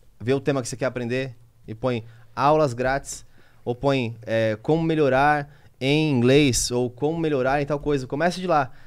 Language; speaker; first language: Portuguese; native; Portuguese